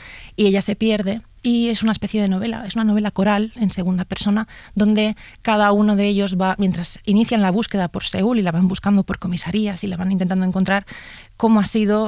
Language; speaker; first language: Spanish; native; Spanish